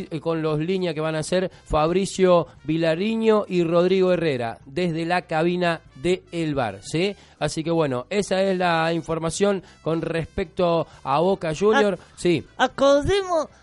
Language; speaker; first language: Spanish; native; Spanish